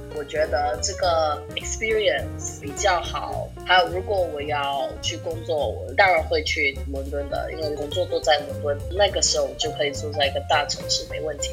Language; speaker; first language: Chinese; non-native, fluent; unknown